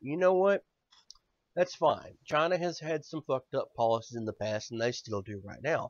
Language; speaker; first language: English; native; English